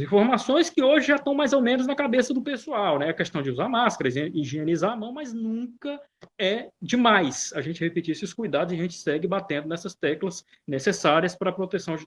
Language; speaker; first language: Portuguese; native; Portuguese